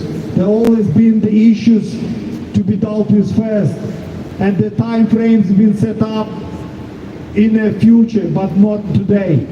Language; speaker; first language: English; non-native, fluent; Ukrainian